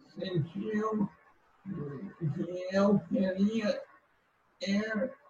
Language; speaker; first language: Portuguese; non-native, learner; English